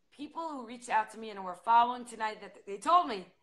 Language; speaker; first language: English; native; English